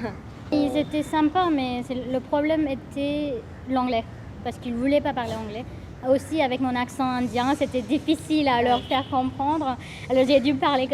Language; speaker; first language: French; non-native, fluent; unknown